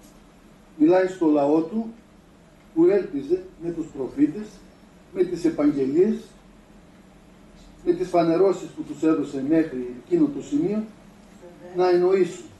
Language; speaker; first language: Greek; native; Greek